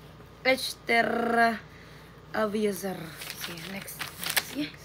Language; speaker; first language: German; non-native, learner; Filipino